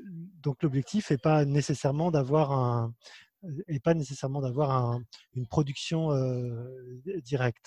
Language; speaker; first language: French; native; French